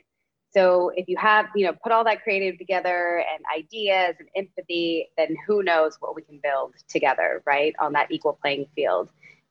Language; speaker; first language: English; native; English